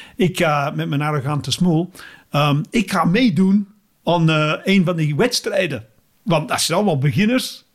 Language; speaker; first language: Dutch; non-native, fluent; English